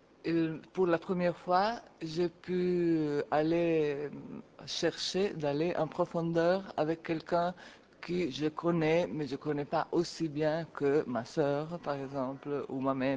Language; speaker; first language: French; non-native, fluent; Italian